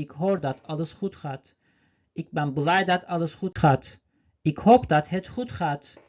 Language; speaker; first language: Dutch; non-native, learner; Turkish